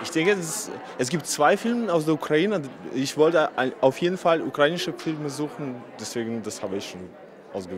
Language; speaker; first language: German; non-native, fluent; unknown